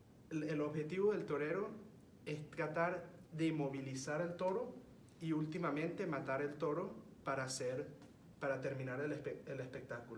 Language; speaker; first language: Spanish; early bilingual, heritage; Spanish